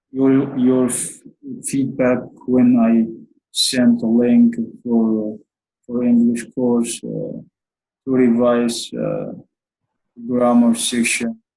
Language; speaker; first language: English; non-native, learner; Arabic